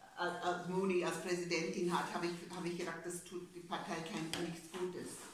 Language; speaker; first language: German; non-native, fluent; English